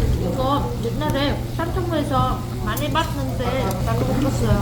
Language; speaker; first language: Korean; non-native, local second language; Vietnamese